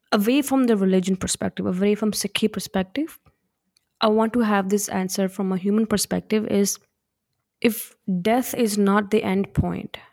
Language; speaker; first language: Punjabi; early bilingual, heritage; Punjabi